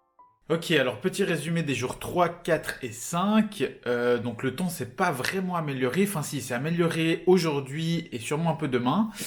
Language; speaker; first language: French; native; French